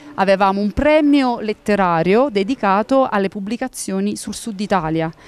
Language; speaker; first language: Italian; native; Italian